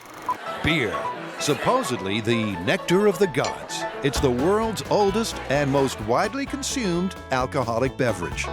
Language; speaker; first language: English; native; English